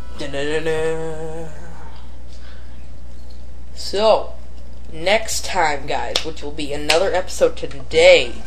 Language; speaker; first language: English; native; English